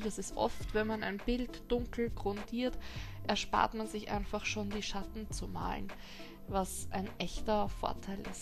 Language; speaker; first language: German; native; German